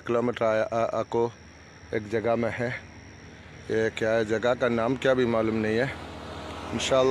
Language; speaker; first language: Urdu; non-native, learner; Malayalam